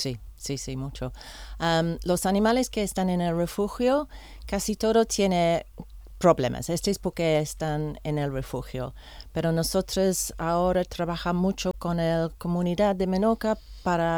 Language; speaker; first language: Spanish; non-native, learner; English